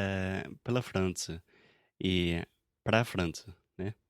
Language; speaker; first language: Portuguese; non-native, fluent; English